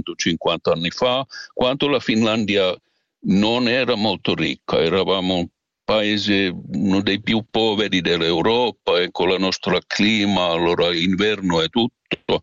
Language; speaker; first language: Italian; non-native, fluent; Finnish